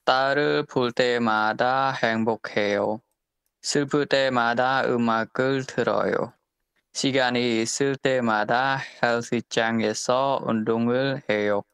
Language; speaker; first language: Korean; non-native, learner; Khmer